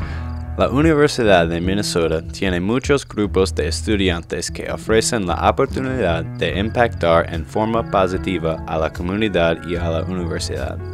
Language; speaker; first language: Spanish; non-native, learner; English